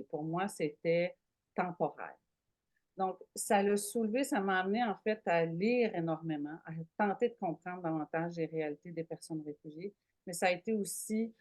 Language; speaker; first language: French; native; French